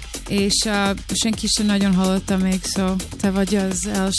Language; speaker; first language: Hungarian; early bilingual, heritage; Hungarian